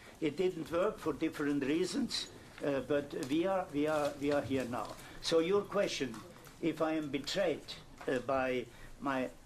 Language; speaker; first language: English; non-native, fluent; German